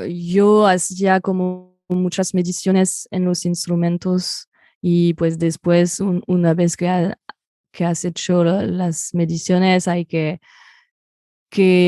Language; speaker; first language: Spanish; non-native, fluent; French